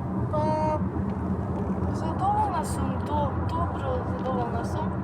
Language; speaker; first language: Macedonian; early bilingual, heritage; Macedonian